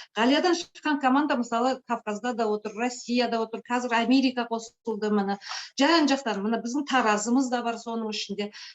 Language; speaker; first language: Kazakh; native; Kazakh